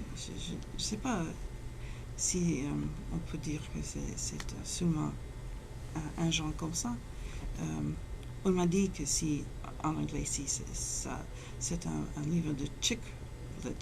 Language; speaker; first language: French; non-native, fluent; English